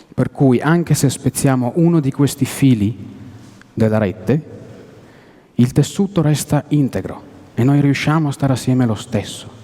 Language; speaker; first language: Italian; non-native, fluent; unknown